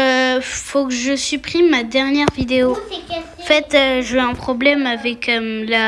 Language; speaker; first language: French; native; French